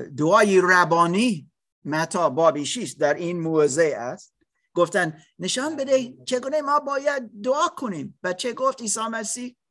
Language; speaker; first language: Persian; non-native, learner; English